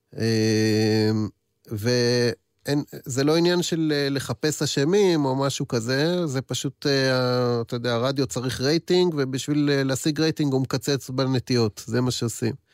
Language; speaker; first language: Hebrew; native; Hebrew